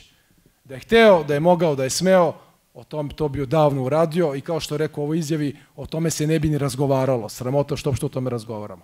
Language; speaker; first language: Croatian; native; Croatian